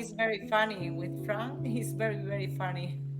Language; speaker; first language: English; non-native, learner; Spanish